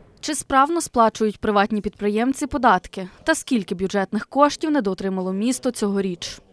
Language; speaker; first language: Ukrainian; native; Ukrainian